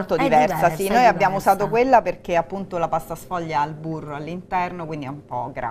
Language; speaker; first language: Italian; native; Italian